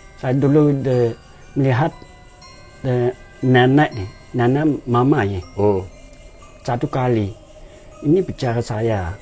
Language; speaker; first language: Indonesian; non-native, learner; Dutch